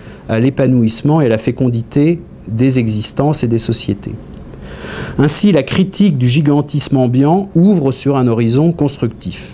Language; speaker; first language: French; native; French